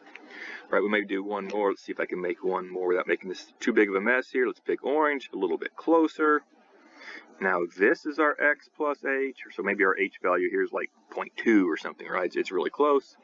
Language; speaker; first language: English; native; English